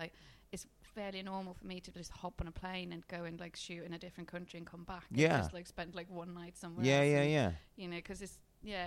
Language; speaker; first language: English; non-native, fluent; Icelandic